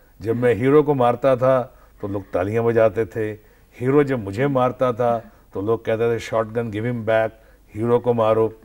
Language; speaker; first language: Hindi; native; Hindi